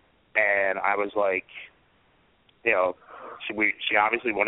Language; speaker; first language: English; native; English